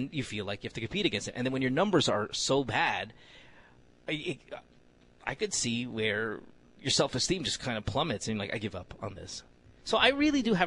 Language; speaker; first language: English; non-native, local second language; Filipino